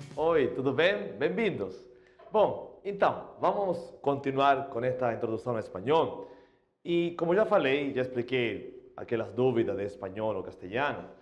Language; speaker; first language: Portuguese; non-native, fluent; Spanish